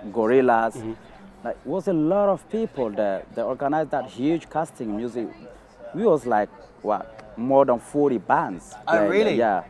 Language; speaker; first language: English; non-native, fluent; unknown